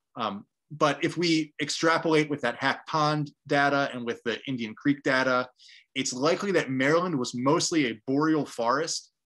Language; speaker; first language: English; native; English